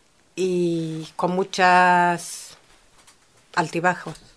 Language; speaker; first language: Spanish; non-native, fluent; Amharic